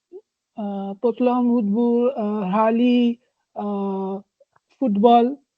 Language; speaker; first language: Czech; non-native, learner; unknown